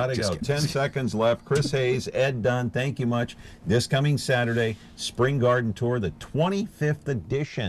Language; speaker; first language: English; native; English